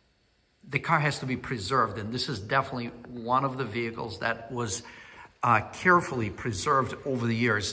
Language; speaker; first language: English; non-native, fluent; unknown